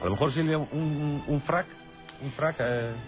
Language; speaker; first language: Spanish; native; Spanish